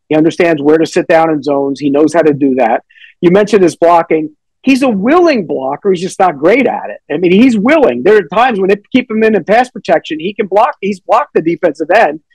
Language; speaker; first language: English; native; English